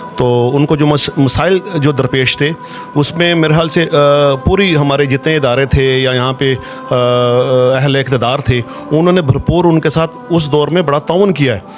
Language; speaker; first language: Urdu; non-native, local second language; Pashto